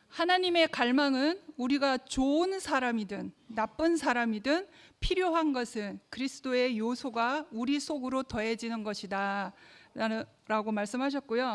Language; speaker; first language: Korean; native; Korean